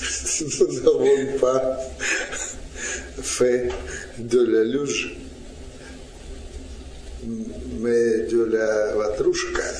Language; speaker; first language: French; non-native, learner; Russian